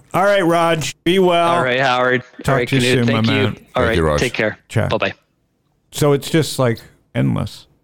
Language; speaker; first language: English; native; English